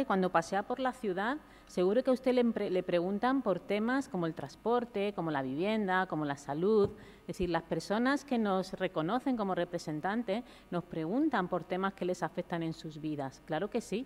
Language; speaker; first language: Spanish; native; Spanish